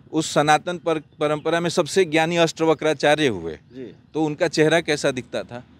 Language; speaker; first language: Hindi; native; Hindi